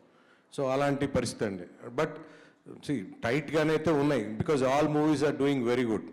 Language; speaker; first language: Telugu; native; Telugu